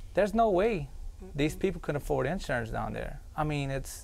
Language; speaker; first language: English; native; English